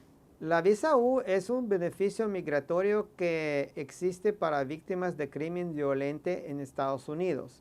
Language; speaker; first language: Spanish; non-native, fluent; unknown